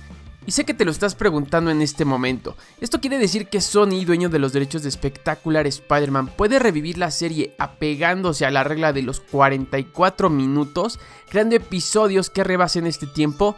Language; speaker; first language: Spanish; native; Spanish